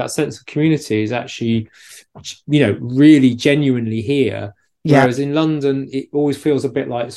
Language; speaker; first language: English; native; English